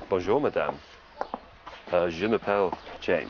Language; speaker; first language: French; non-native, learner; English